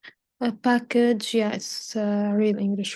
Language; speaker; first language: English; non-native, learner; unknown